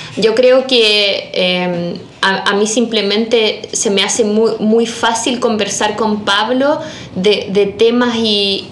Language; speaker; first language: Spanish; native; Spanish